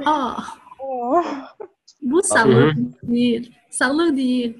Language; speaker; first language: Turkish; non-native, learner; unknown